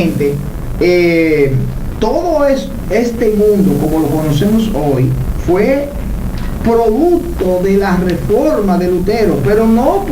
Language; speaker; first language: Spanish; native; Spanish